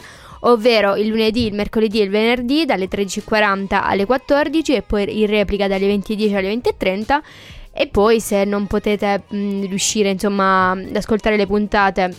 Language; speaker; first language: Italian; native; Italian